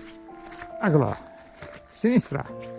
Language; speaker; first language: Italian; native; Italian